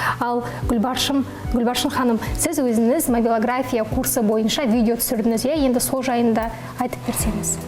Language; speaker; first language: Kazakh; native; Kazakh